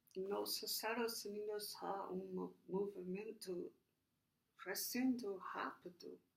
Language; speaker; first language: Portuguese; non-native, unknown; English